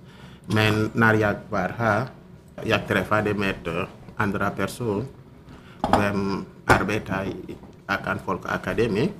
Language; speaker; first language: Swedish; non-native, learner; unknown